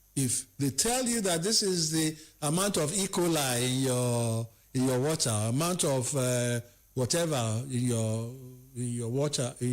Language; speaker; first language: English; non-native, local second language; Yoruba